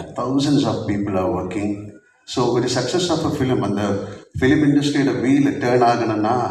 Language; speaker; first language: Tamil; non-native, learner; Malayalam